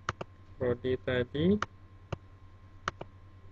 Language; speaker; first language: Indonesian; native; Indonesian